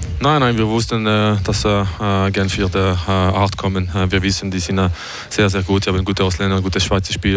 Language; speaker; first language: German; non-native, learner; French